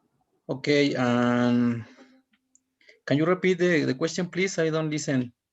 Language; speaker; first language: English; non-native, learner; Spanish